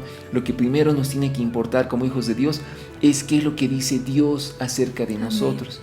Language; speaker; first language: Spanish; native; Spanish